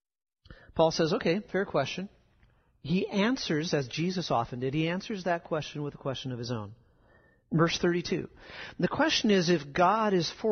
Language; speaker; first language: English; native; English